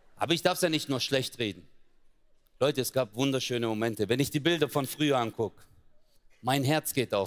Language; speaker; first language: German; early bilingual, other home language; Turkish